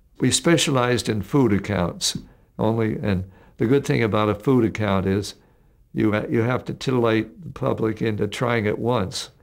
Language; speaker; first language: English; native; English